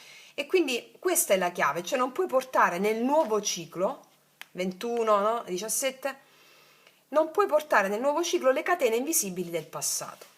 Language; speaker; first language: Italian; native; Italian